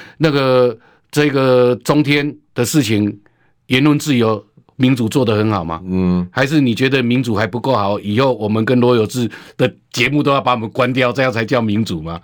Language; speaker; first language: Chinese; native; Chinese